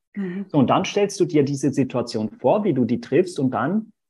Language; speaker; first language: German; early bilingual, other home language; Portuguese